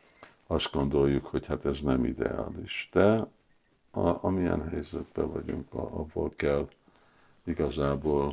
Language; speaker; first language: Hungarian; early bilingual, heritage; Hungarian